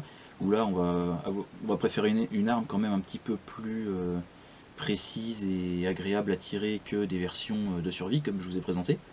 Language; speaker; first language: French; native; French